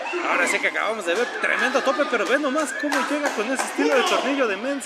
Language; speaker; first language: Spanish; native; Spanish